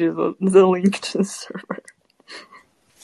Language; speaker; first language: English; non-native, fluent; Kazakh